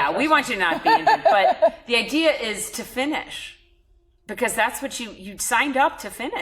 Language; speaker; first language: English; native; English